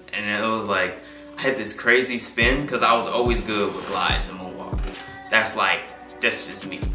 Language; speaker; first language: English; native; English